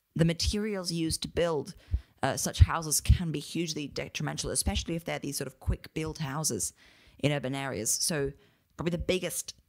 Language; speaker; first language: English; native; English